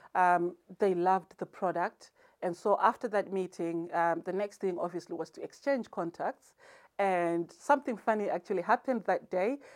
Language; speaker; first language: English; non-native, local second language; Shona